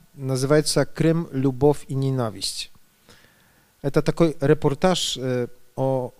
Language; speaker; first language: Russian; non-native, fluent; Polish